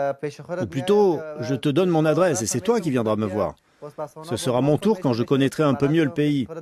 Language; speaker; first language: French; non-native, fluent; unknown